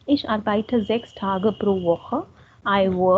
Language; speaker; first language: German; non-native, learner; Hindi